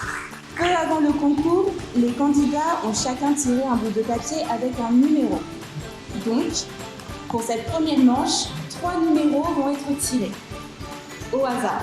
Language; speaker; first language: French; native; French